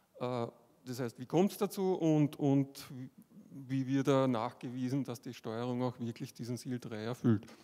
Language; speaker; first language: German; native; German